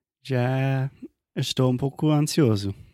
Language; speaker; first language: Portuguese; non-native, fluent; English